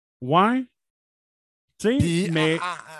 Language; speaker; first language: French; native; French